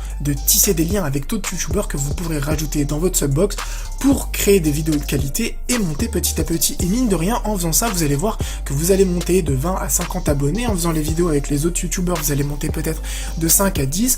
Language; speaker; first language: French; native; French